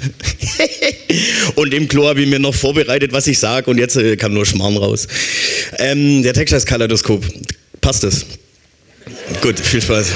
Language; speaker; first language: German; native; German